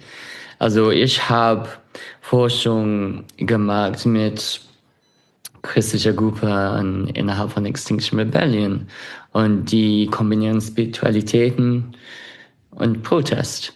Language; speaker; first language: German; non-native, fluent; English